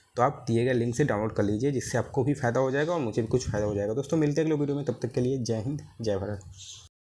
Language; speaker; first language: Hindi; native; Hindi